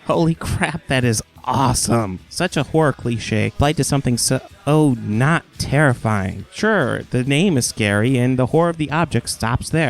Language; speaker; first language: English; native; English